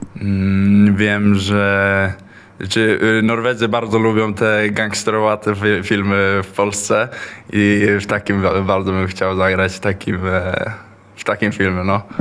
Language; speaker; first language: Polish; early bilingual, heritage; Polish